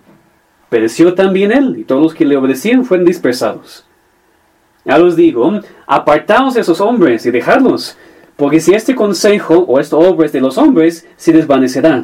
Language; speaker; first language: Spanish; non-native, fluent; English